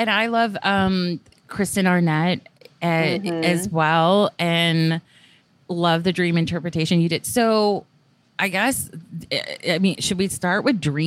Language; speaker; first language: English; native; English